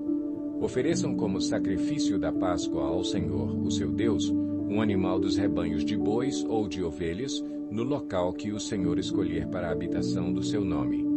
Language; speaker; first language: Portuguese; native; Portuguese